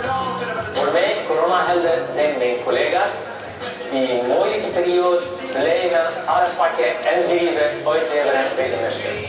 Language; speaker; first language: Dutch; non-native, learner; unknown